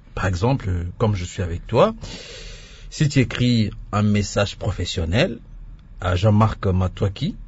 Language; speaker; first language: French; non-native, local second language; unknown